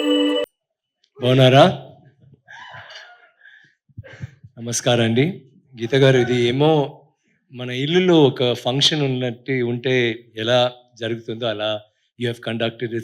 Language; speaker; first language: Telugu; non-native, learner; Tamil